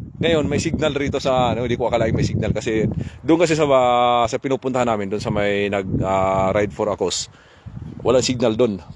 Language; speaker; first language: Filipino; non-native, local second language; Waray